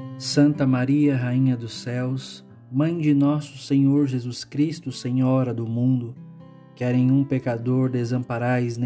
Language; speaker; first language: Portuguese; native; Portuguese